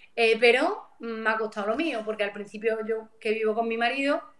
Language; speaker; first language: Spanish; native; Spanish